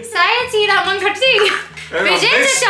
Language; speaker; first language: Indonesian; non-native, learner; English